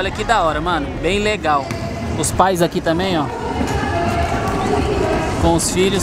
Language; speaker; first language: Portuguese; native; Portuguese